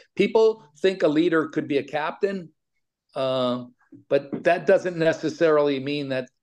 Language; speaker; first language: English; native; English